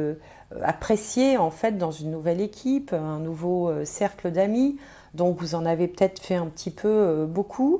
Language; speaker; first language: French; native; French